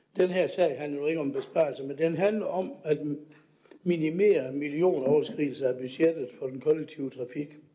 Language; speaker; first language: Danish; native; Danish